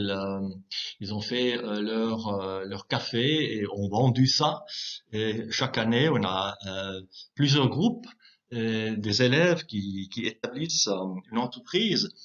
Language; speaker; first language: French; non-native, local second language; German